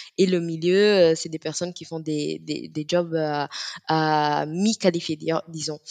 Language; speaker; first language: French; non-native, fluent; Italian